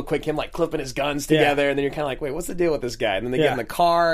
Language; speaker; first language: English; native; English